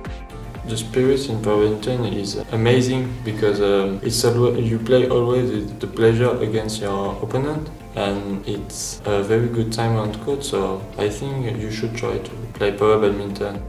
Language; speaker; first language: English; non-native, fluent; French